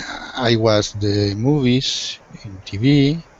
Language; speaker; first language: English; non-native, learner; Spanish